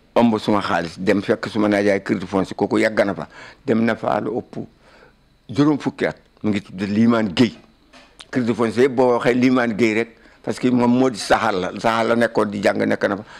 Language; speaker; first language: Wolof; non-native, local second language; Fula